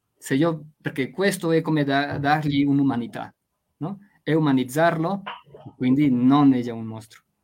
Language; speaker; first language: Italian; non-native, fluent; Spanish